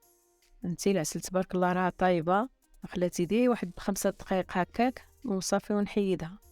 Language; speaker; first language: Arabic; native; Arabic